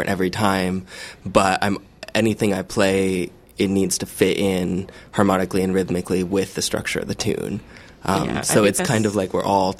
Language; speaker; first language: English; native; English